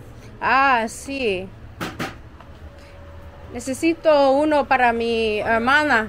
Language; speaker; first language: Spanish; non-native, learner; English